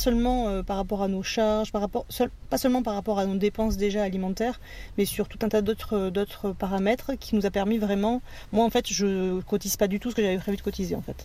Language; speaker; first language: French; native; French